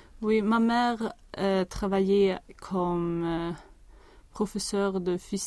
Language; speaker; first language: French; non-native, learner; Swedish